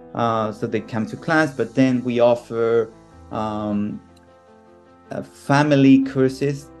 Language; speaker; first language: English; non-native, fluent; Spanish